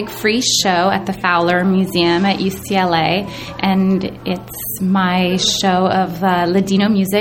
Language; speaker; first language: English; native; English